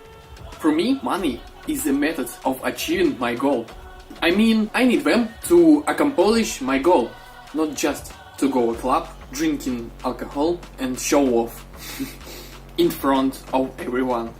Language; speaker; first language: English; non-native, fluent; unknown